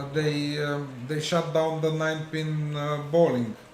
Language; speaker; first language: English; non-native, learner; Romanian